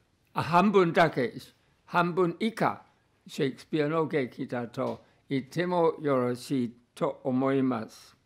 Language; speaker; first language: Japanese; non-native, fluent; English